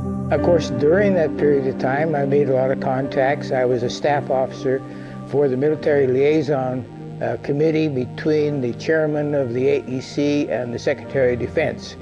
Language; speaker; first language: English; native; English